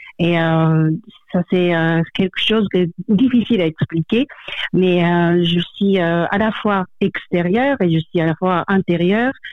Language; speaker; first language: French; non-native, fluent; Japanese